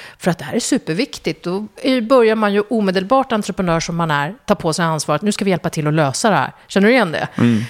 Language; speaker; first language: Swedish; early bilingual, other home language; Kurdish